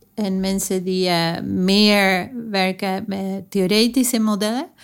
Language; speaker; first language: Dutch; non-native, fluent; Spanish